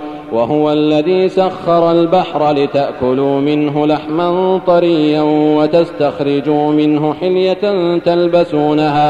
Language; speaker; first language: Arabic; native; Arabic